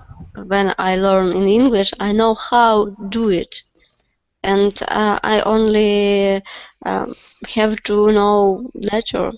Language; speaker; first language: English; non-native, learner; Russian